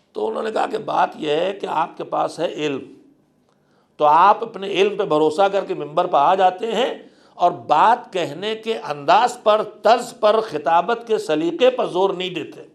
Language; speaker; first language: Urdu; native; Urdu